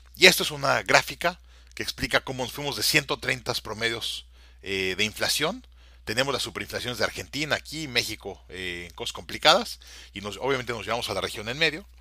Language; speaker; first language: Spanish; native; Spanish